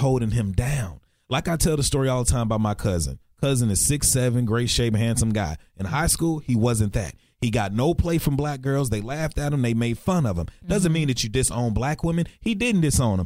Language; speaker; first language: English; native; English